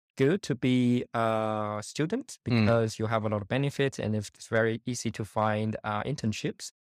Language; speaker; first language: English; non-native, fluent; Chinese